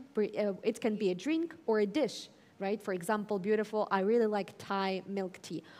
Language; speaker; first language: English; early bilingual, other home language; Russian